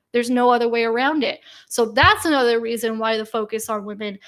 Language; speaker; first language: English; native; English